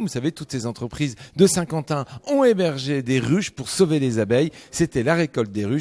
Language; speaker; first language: French; native; French